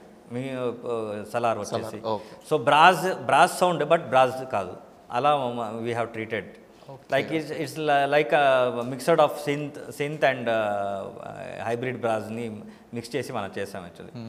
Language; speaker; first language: Telugu; non-native, learner; Kannada